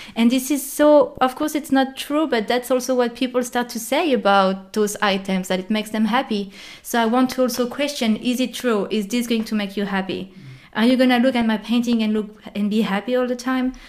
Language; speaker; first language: English; non-native, fluent; French